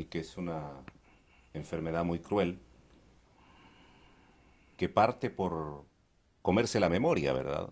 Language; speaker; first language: Spanish; native; Spanish